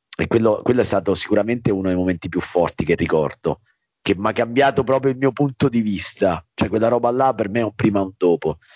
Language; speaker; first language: Italian; native; Italian